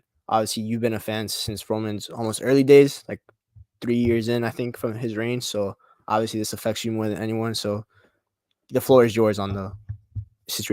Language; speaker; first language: English; native; English